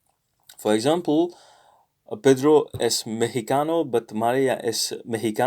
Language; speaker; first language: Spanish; non-native, learner; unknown